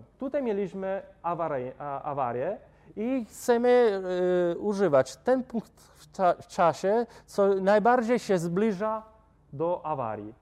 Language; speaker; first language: Polish; non-native, fluent; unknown